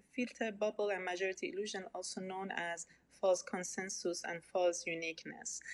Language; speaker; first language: English; non-native, fluent; Persian